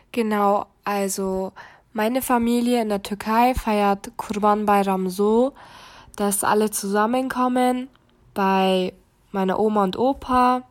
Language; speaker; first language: German; native; German